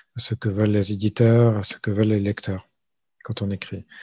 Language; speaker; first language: French; native; French